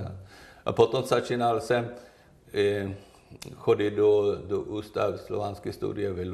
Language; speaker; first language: Czech; non-native, learner; Swedish